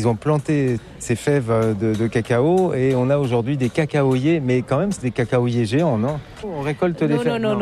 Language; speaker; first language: French; native; French